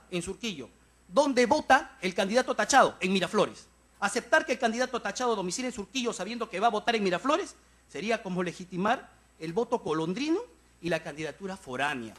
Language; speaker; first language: Spanish; native; Spanish